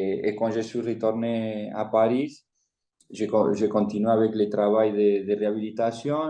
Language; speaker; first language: French; non-native, fluent; Spanish